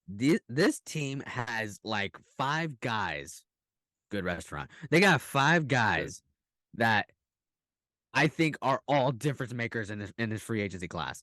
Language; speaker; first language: English; native; English